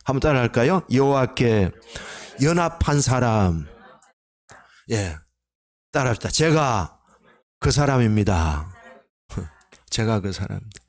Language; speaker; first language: Korean; native; Korean